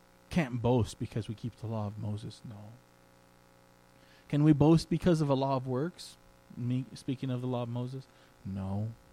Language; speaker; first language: English; native; English